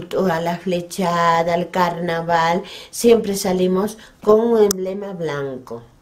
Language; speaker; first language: Spanish; non-native, local second language; Quechua